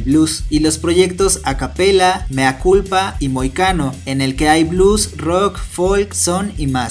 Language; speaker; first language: Spanish; native; Spanish